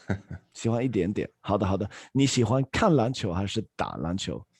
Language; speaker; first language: Chinese; non-native, fluent; Swedish